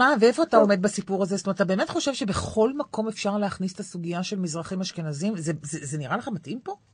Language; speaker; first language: Hebrew; native; Hebrew